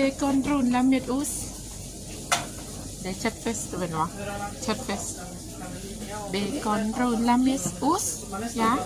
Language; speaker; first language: Swedish; non-native, fluent; Thai